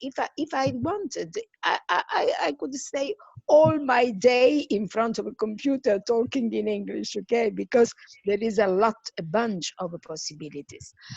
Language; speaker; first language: English; non-native, fluent; Italian